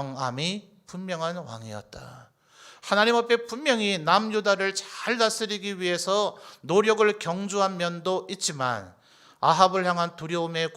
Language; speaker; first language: Korean; native; Korean